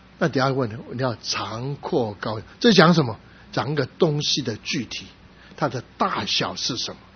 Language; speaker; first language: Chinese; non-native, local second language; Cantonese